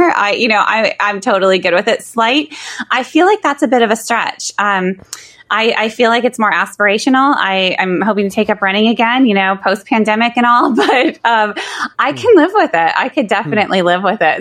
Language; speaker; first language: English; native; English